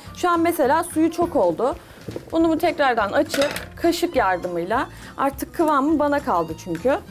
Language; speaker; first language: Turkish; native; Turkish